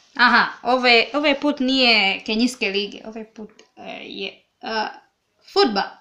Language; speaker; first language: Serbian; non-native, learner; English